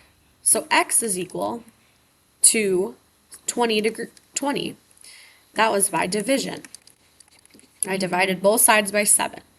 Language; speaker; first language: English; native; English